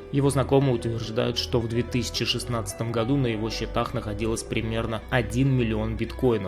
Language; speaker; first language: Russian; native; Russian